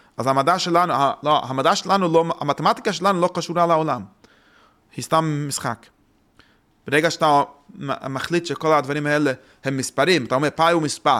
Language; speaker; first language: Hebrew; non-native, fluent; English